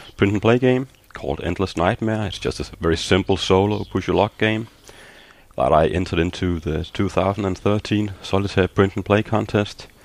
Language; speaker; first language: English; non-native, fluent; Danish